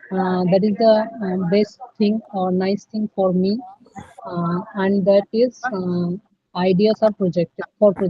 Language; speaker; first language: English; non-native, local second language; Hindi